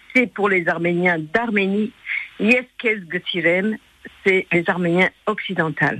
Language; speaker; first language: French; non-native, local second language; Armenian